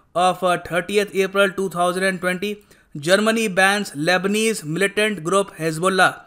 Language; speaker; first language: Hindi; native; Hindi